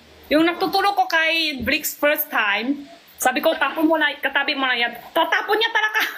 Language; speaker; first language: Filipino; non-native, learner; Chinese